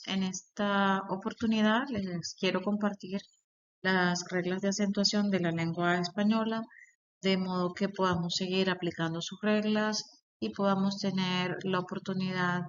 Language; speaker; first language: Spanish; native; Spanish